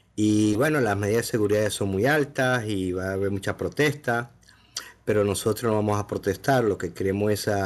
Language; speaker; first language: Spanish; native; Spanish